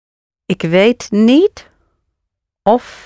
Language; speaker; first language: Dutch; non-native, learner; English